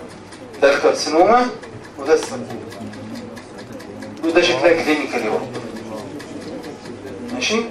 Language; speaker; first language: Arabic; native; Arabic